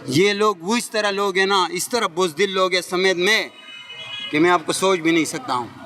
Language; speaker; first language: Urdu; non-native, local second language; Pashto